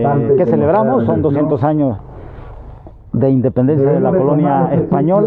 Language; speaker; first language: Spanish; native; Spanish